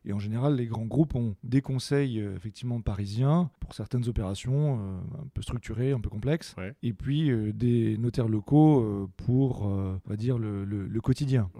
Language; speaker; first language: French; native; French